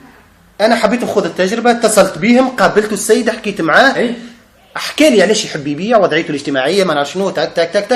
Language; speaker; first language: Arabic; native; Arabic